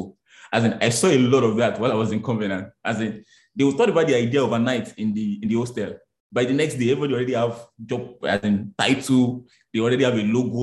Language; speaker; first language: English; non-native, local second language; Yoruba